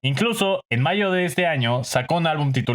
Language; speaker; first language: Spanish; native; Spanish